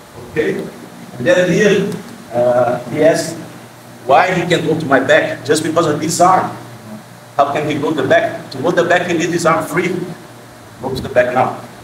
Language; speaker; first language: English; non-native, fluent; Portuguese